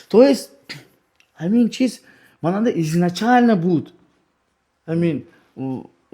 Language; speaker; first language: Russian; non-native, local second language; Tajik